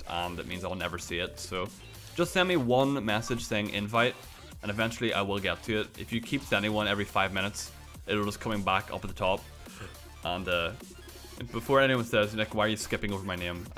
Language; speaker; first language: English; native; English